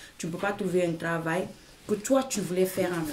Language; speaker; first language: French; non-native, fluent; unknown